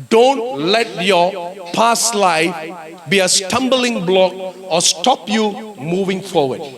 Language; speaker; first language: English; non-native, local second language; Tamil